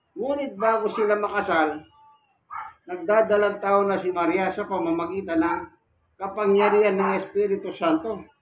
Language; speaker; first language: Filipino; non-native, local second language; Pampanga